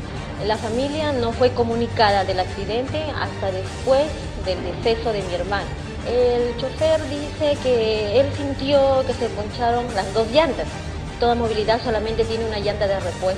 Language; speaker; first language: Spanish; native; Spanish